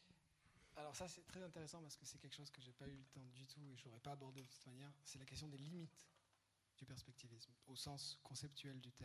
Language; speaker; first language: French; native; French